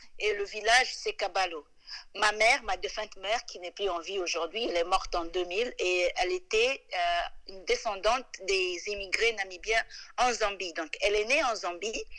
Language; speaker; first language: French; non-native, local second language; Lingala